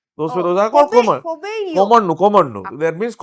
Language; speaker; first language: English; non-native, local second language; Sinhala